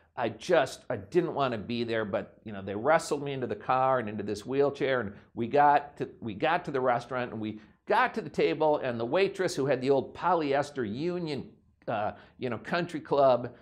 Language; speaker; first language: English; native; English